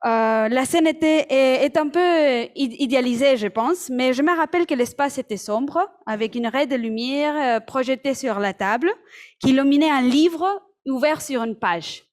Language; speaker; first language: French; non-native, fluent; Spanish